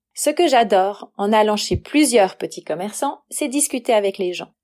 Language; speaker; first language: French; native; French